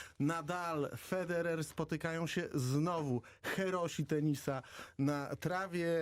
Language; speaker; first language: Polish; native; Polish